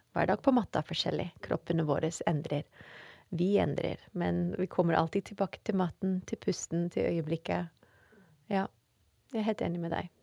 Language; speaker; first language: Norwegian; non-native, fluent; English